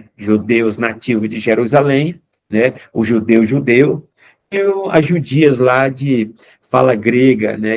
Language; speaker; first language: Portuguese; native; Portuguese